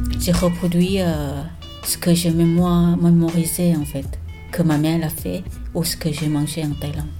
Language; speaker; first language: French; non-native, learner; Thai